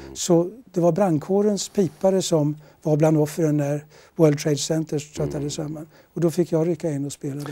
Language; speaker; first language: Swedish; native; Swedish